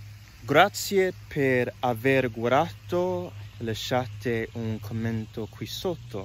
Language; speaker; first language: Italian; non-native, learner; English